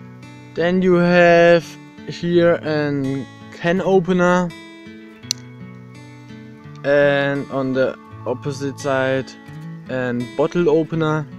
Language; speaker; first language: English; non-native, fluent; German